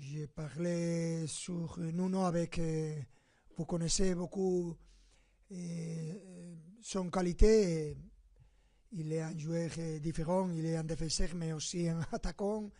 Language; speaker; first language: French; non-native, fluent; Spanish